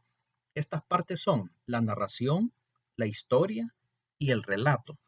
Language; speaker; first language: Spanish; native; Spanish